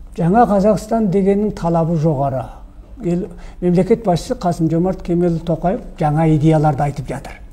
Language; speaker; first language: Kazakh; early bilingual, heritage; Kazakh